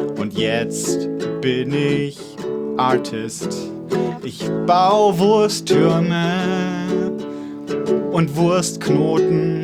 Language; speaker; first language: German; native; German